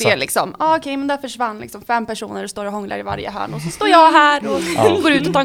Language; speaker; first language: Swedish; native; Swedish